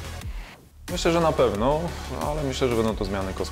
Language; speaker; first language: Polish; native; Polish